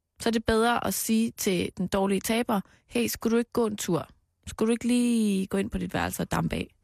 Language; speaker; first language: Danish; native; Danish